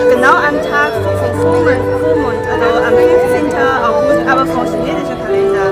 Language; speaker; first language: German; non-native, learner; Chinese